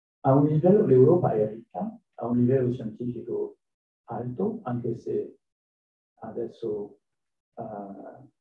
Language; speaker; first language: Italian; non-native, learner; French